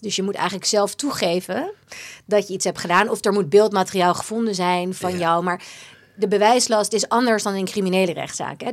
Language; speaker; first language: Dutch; native; Dutch